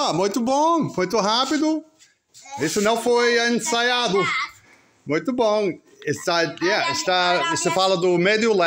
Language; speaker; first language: Portuguese; non-native, fluent; English